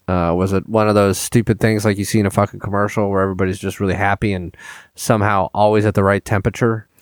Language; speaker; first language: English; native; English